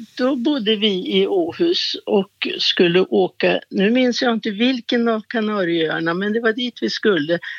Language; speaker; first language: Swedish; native; Swedish